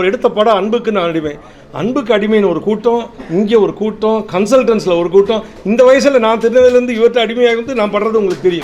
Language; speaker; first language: Tamil; native; Tamil